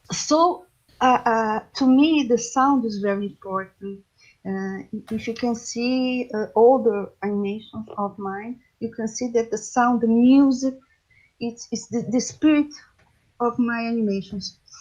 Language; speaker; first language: English; non-native, learner; Portuguese